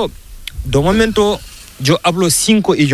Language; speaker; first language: Spanish; non-native, learner; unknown